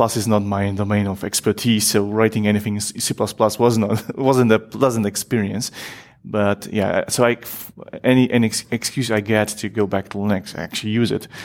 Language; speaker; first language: English; non-native, fluent; Polish